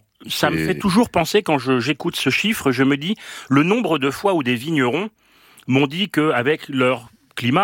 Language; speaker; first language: French; native; French